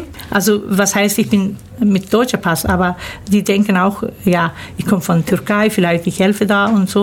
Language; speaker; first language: German; early bilingual, other home language; Turkish